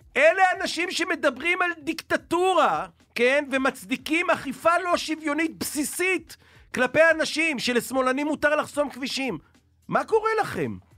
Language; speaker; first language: Hebrew; native; Hebrew